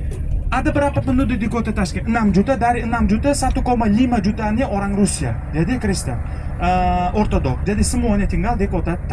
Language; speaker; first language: Indonesian; non-native, fluent; Uzbek